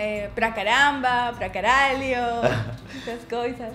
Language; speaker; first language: Portuguese; non-native, learner; Spanish